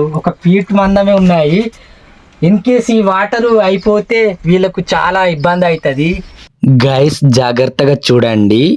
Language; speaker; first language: Telugu; native; Telugu